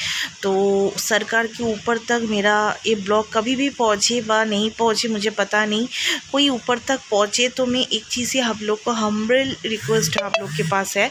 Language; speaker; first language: Hindi; non-native, local second language; Bangla